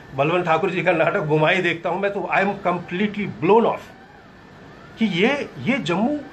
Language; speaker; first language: Hindi; native; Hindi